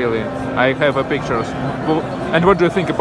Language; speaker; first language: English; non-native, learner; Russian